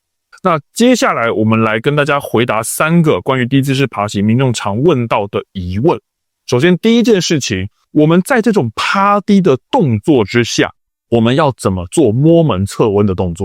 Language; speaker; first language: Chinese; native; Chinese